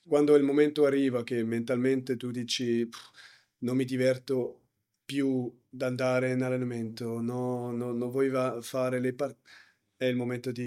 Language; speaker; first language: Italian; non-native, learner; German